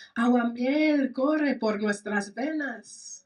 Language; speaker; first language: Spanish; early bilingual, heritage; Spanish